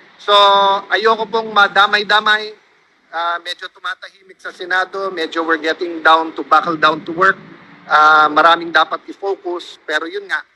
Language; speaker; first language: Filipino; native; Filipino